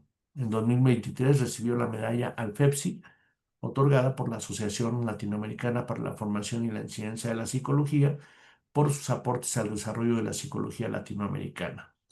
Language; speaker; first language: Spanish; native; Spanish